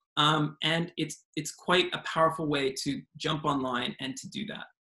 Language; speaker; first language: English; native; English